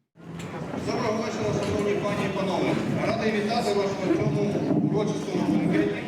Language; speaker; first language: Ukrainian; native; Ukrainian